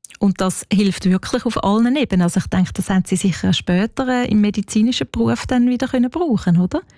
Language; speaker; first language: German; native; German